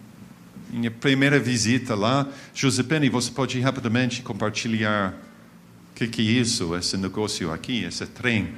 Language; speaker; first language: Portuguese; non-native, fluent; English